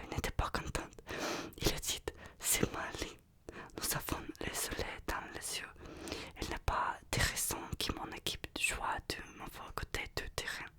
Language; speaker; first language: French; non-native, learner; Russian